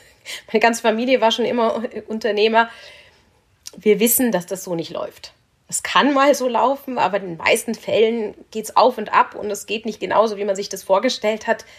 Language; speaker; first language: German; native; German